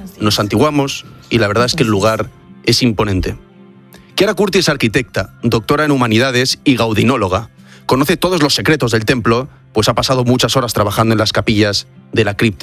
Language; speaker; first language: Spanish; native; Spanish